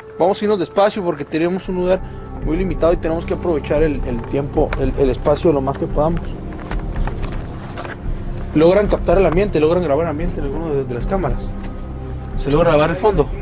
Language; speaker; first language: Spanish; native; Spanish